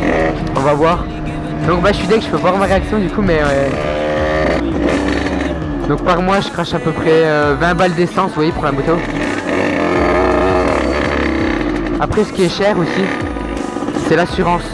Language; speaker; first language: French; native; French